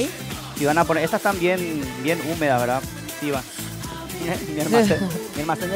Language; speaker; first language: Spanish; native; Spanish